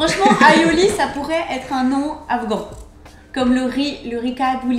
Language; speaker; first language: French; native; French